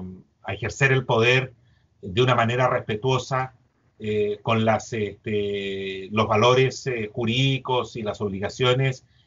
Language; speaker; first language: Spanish; native; Spanish